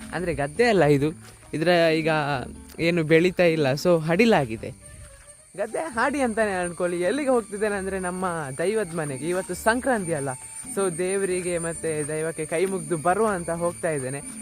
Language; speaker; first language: Kannada; non-native, local second language; Tulu